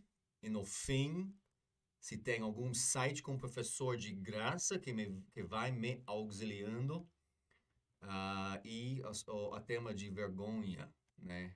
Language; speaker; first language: Portuguese; non-native, fluent; English